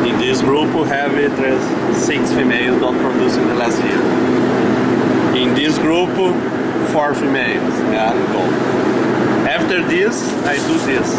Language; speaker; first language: English; non-native, learner; Portuguese